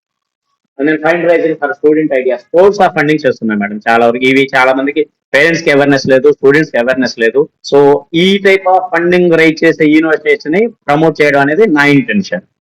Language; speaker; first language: Telugu; native; Telugu